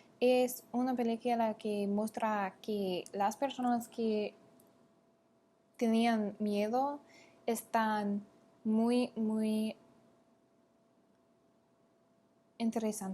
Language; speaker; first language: Spanish; non-native, learner; English